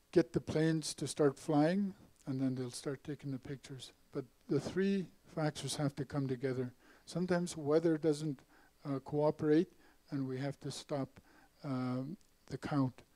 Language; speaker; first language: English; native; English